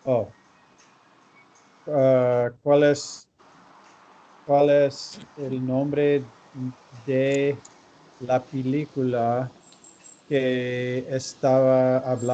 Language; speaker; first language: Spanish; non-native, learner; English